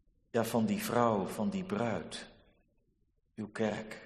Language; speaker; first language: Dutch; native; Dutch